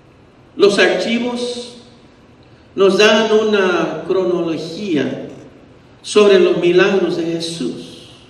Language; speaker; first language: Spanish; early bilingual, heritage; Spanish